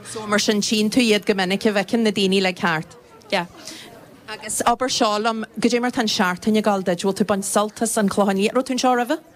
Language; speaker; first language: Irish; native; Irish